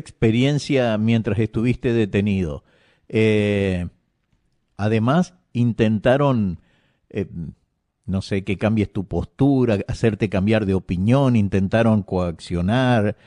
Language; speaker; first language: Spanish; native; Spanish